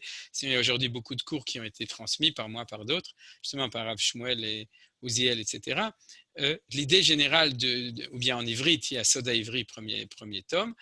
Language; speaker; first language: French; native; French